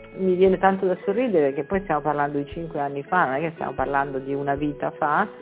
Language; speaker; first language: Italian; native; Italian